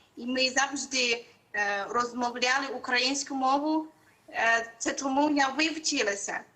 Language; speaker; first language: Ukrainian; non-native, learner; Chinese